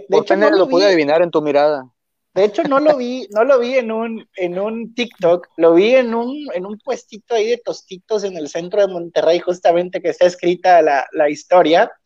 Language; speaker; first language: Spanish; native; Spanish